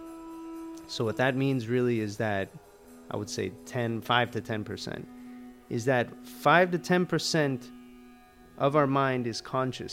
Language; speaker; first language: English; early bilingual, other home language; Spanish